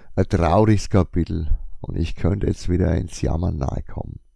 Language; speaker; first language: German; native; German